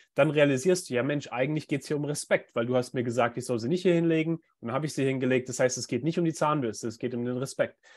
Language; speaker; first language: German; native; German